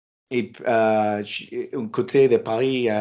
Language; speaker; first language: French; non-native, learner; English